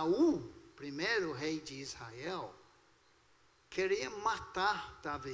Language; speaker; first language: Portuguese; non-native, fluent; English